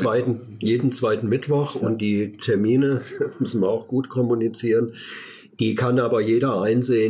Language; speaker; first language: German; native; German